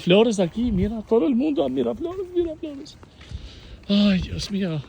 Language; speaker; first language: Spanish; non-native, learner; Albanian